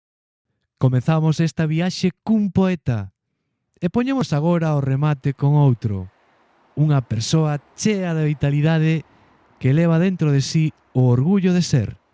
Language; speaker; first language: Galician; native; Galician